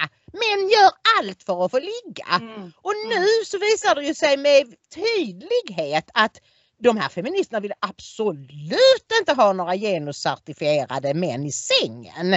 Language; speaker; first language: Swedish; native; Swedish